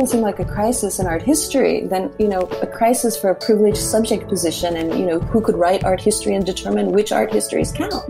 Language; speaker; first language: English; native; English